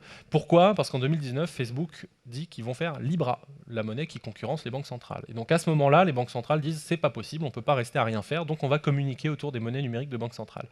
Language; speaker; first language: French; native; French